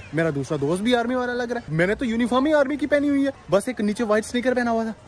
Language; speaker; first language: Hindi; native; Hindi